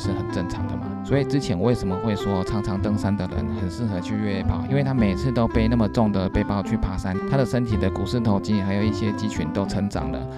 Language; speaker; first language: Chinese; native; Chinese